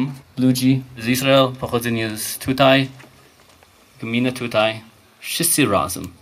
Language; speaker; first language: Polish; non-native, learner; Hebrew